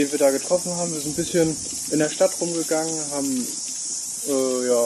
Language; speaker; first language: German; native; German